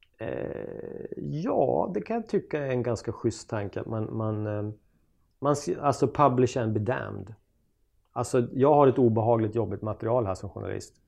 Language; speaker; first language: Swedish; native; Swedish